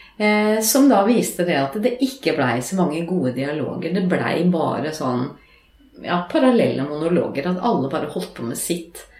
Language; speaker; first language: Norwegian; native; Norwegian